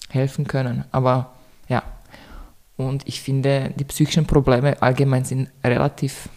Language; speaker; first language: German; non-native, fluent; Czech